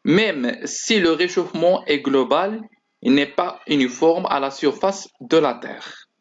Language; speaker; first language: French; non-native, local second language; Arabic